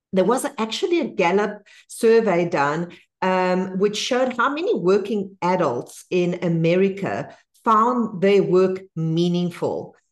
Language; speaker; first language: English; non-native, fluent; Spanish